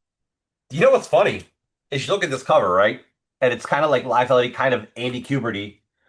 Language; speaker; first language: English; native; English